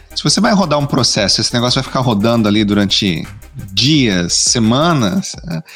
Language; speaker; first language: Portuguese; native; Portuguese